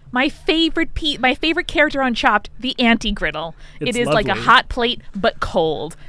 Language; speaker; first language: English; native; English